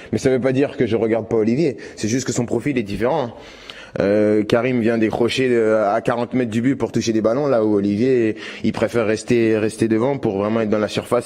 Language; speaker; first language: French; native; French